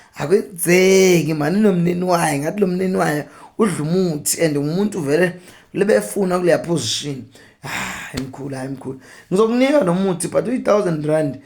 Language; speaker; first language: Zulu; non-native, local second language; Xhosa